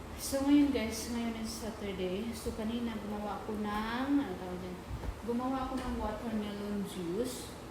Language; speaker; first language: Filipino; non-native, local second language; Cebuano